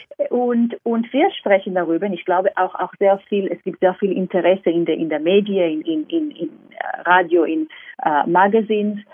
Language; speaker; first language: German; non-native, fluent; Hebrew